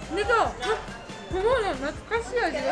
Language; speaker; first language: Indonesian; non-native, learner; Japanese